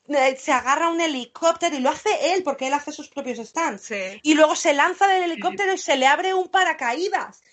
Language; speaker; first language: Spanish; non-native, fluent; English